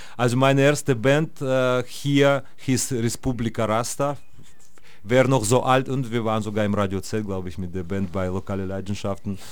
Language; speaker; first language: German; non-native, fluent; Russian